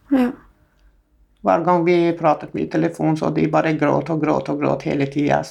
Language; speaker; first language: Norwegian; non-native, fluent; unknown